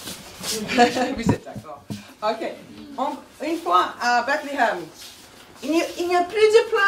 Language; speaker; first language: French; non-native, fluent; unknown